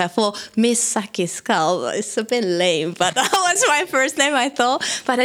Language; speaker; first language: English; non-native, fluent; Japanese